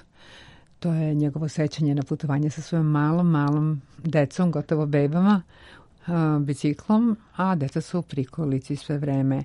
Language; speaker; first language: Serbian; native; Serbian